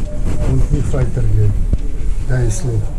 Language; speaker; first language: German; non-native, fluent; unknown